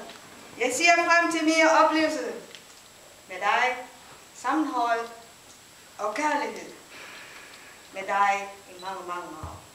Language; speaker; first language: Danish; non-native, learner; Filipino